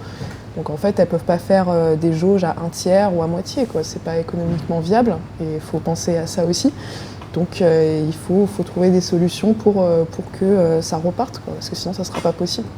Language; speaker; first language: French; native; French